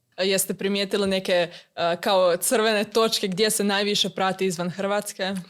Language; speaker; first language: Croatian; native; Croatian